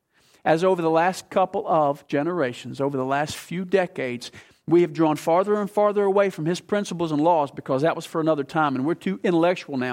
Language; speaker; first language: English; native; English